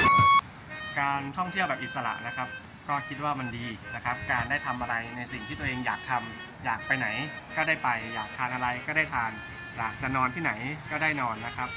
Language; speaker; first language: Thai; native; Thai